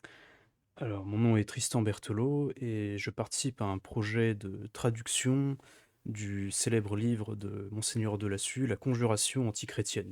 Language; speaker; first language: French; native; French